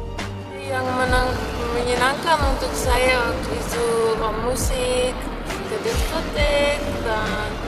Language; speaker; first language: Indonesian; non-native, fluent; Dutch